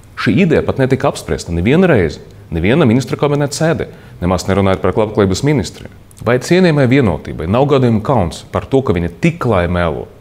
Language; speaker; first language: Latvian; non-native, local second language; Russian